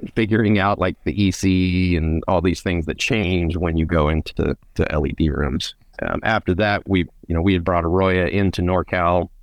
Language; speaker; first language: English; native; English